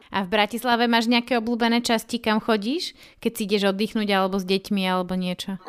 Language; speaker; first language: Slovak; native; Slovak